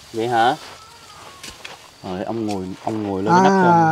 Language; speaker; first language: Vietnamese; native; Vietnamese